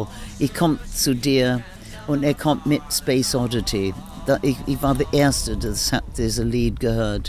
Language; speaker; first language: German; non-native, learner; English